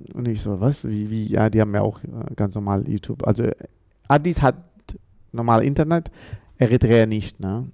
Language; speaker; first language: German; early bilingual, other home language; Amharic